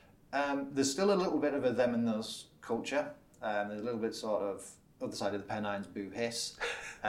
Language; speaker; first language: English; native; English